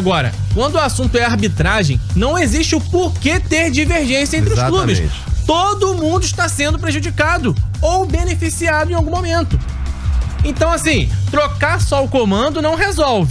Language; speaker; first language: Portuguese; native; Portuguese